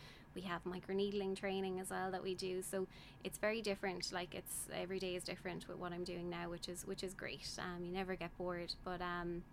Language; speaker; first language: English; native; English